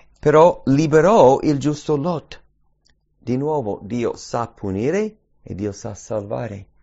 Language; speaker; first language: Italian; early bilingual, heritage; English